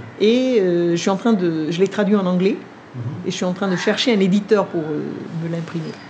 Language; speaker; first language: French; non-native, local second language; Vietnamese